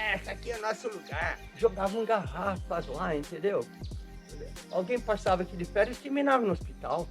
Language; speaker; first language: Portuguese; non-native, fluent; Italian